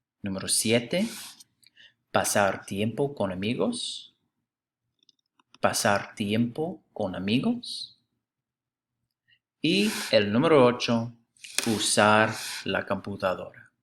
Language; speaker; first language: Spanish; non-native, fluent; English